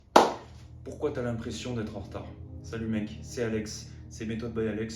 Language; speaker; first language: French; native; French